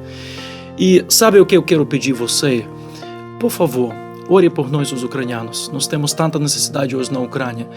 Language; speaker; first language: Portuguese; non-native, fluent; Ukrainian